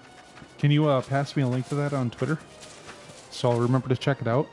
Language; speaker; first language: English; native; English